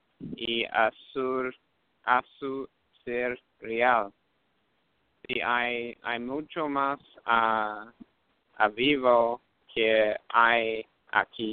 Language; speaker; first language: Spanish; non-native, learner; English